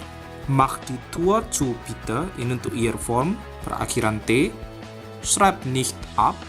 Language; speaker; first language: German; non-native, fluent; Indonesian